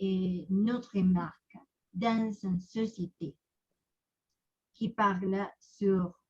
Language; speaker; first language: French; non-native, learner; Spanish